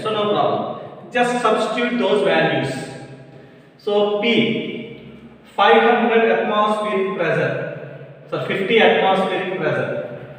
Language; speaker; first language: English; non-native, local second language; Telugu